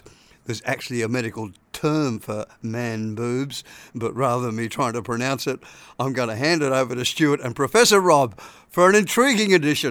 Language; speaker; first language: English; native; English